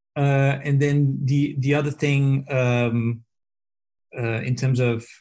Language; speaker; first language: English; non-native, fluent; Portuguese